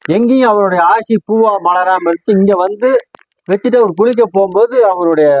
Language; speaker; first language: Tamil; non-native, local second language; Telugu